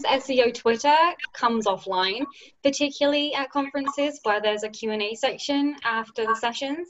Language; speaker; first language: English; native; English